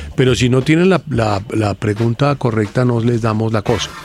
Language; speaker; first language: Spanish; native; Spanish